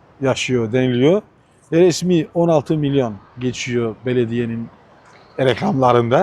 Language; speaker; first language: Turkish; non-native, fluent; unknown